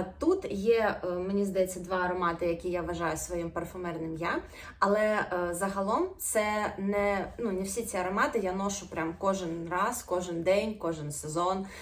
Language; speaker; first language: Ukrainian; non-native, local second language; Russian